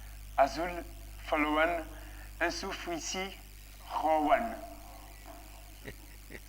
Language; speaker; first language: French; non-native, fluent; Portuguese